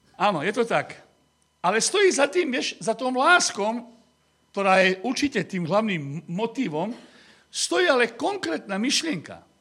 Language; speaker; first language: Slovak; non-native, local second language; Hungarian